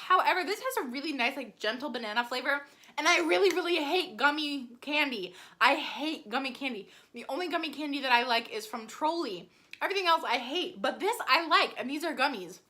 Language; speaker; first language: English; native; English